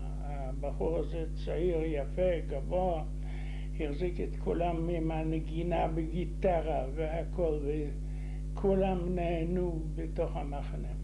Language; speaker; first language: Hebrew; non-native, fluent; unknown